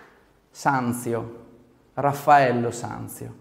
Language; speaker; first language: Italian; native; Italian